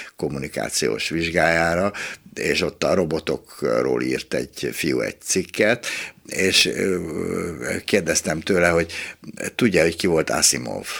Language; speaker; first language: Hungarian; native; Hungarian